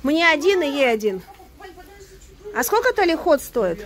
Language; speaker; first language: Russian; native; Russian